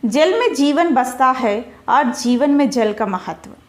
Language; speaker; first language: Hindi; non-native, local second language; Telugu